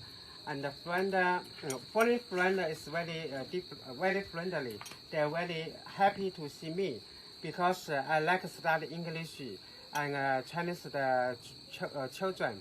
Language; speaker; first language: English; non-native, learner; Chinese